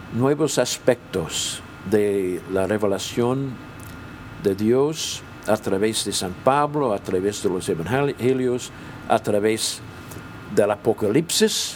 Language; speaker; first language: Spanish; non-native, fluent; English